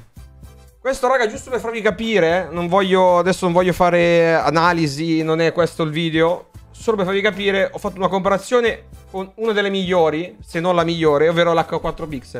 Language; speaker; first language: Italian; native; Italian